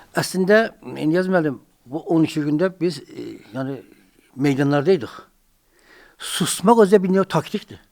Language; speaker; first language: Azerbaijani; native; Azerbaijani